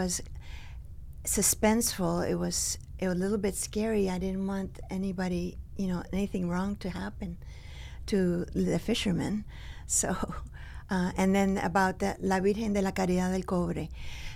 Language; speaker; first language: English; early bilingual, other home language; Spanish